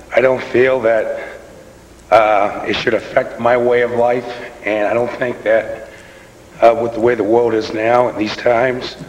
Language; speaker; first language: English; native; English